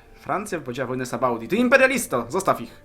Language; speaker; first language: Polish; native; Polish